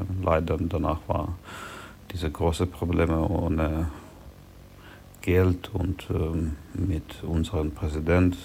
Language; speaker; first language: German; non-native, learner; Ukrainian